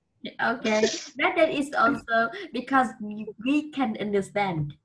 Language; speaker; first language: English; non-native, learner; Vietnamese